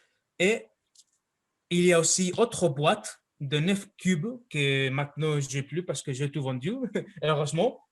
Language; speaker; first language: French; non-native, fluent; Spanish